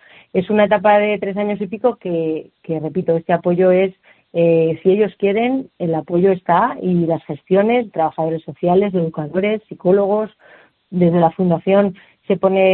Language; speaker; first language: Spanish; native; Spanish